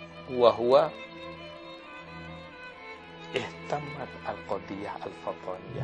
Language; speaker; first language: Arabic; non-native, learner; Malay